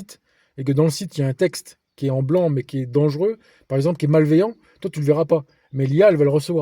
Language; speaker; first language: French; native; French